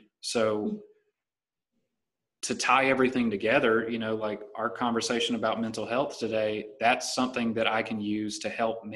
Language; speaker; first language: English; native; English